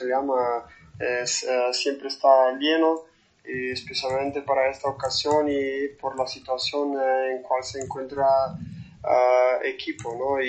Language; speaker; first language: Spanish; non-native, fluent; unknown